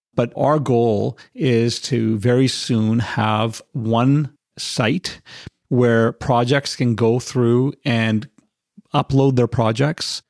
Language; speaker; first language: English; native; English